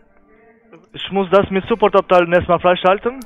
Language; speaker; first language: German; non-native, learner; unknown